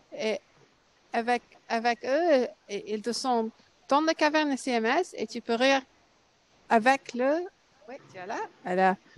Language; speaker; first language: French; non-native, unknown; English